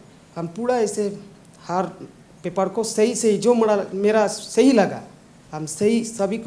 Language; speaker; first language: Hindi; non-native, local second language; Bangla